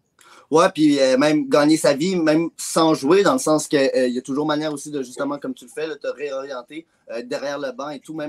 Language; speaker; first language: French; native; French